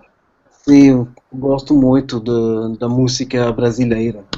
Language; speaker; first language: Portuguese; non-native, fluent; English